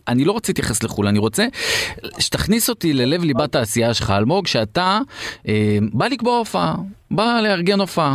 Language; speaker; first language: Hebrew; native; Hebrew